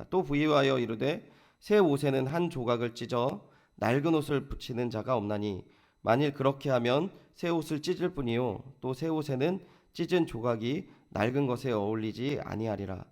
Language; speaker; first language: Korean; native; Korean